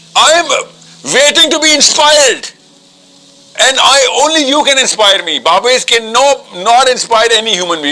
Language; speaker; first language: English; non-native, local second language; Urdu